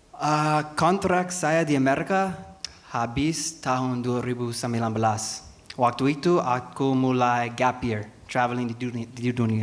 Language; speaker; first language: Indonesian; non-native, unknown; English